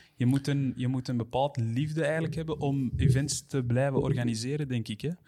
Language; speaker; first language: Dutch; native; Dutch